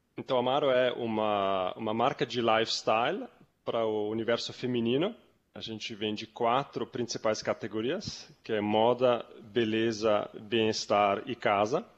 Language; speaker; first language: Portuguese; non-native, fluent; German